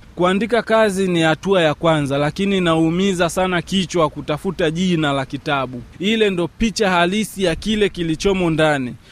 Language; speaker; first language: Swahili; native; Swahili